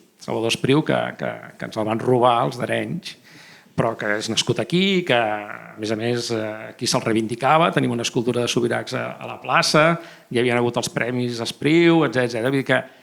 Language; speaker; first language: Catalan; native; Catalan